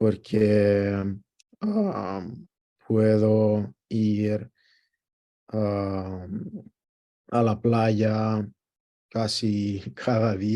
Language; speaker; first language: Spanish; non-native, learner; Greek